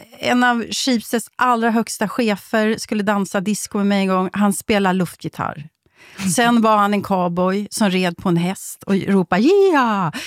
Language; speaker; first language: Swedish; native; Swedish